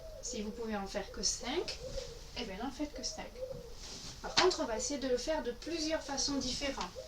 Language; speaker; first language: French; native; French